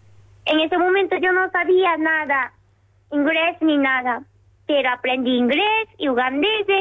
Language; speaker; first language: Spanish; non-native, learner; Japanese